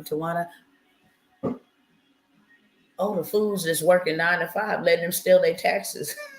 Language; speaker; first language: English; native; English